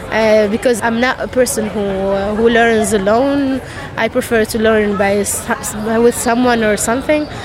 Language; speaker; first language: English; non-native, fluent; Arabic